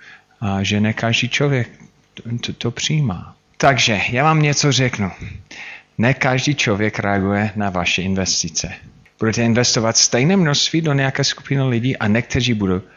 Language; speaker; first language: Czech; non-native, fluent; English